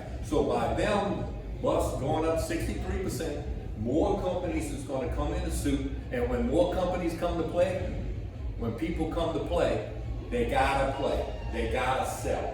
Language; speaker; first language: English; native; English